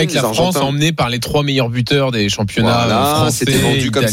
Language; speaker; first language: French; native; French